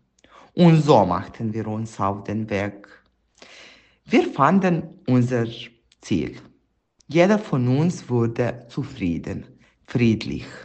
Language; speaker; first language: German; non-native, fluent; Serbian